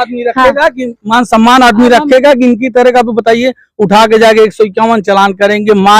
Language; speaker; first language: Hindi; native; Hindi